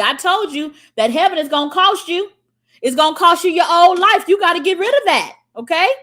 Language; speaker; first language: English; native; English